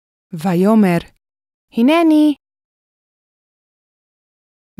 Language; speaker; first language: Hebrew; non-native, fluent; English